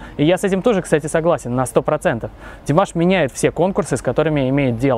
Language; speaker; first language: Russian; native; Russian